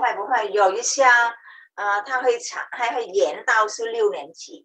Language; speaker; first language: Chinese; non-native, learner; Vietnamese